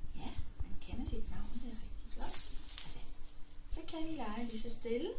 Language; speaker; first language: Danish; non-native, fluent; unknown